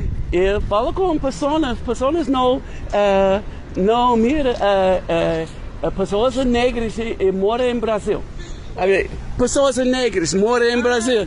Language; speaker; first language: Portuguese; non-native, learner; English